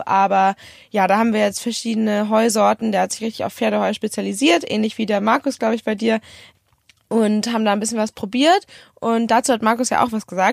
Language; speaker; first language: German; native; German